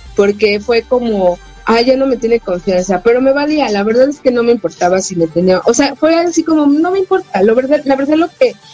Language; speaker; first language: Spanish; native; Spanish